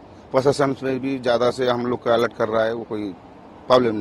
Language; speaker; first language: Hindi; non-native, local second language; Bangla